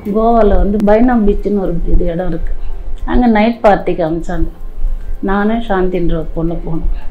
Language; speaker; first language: Tamil; native; Tamil